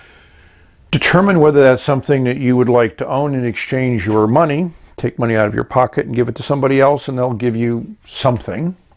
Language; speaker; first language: English; native; English